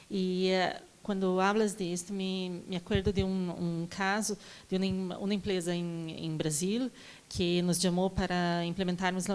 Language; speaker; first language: Spanish; non-native, learner; Portuguese